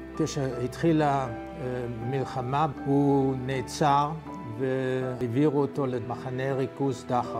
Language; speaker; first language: Hebrew; non-native, fluent; Dutch